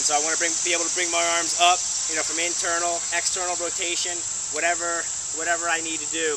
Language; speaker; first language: English; native; English